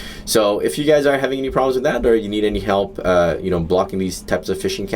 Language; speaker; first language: English; native; English